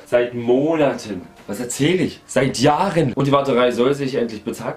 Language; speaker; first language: German; native; German